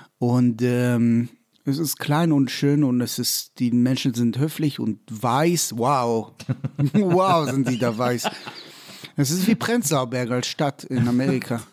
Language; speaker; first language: German; non-native, fluent; Hebrew